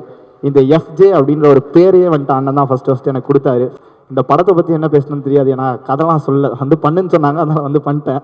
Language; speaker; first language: Tamil; native; Tamil